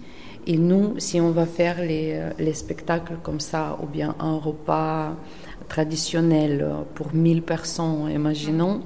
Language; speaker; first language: French; non-native, fluent; Ukrainian